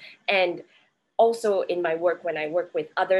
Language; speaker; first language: English; native; English